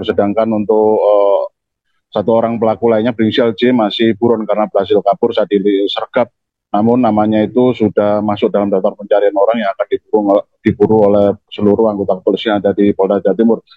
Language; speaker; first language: Indonesian; native; Indonesian